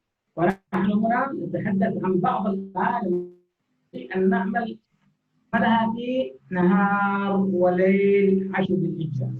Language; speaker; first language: Arabic; native; Arabic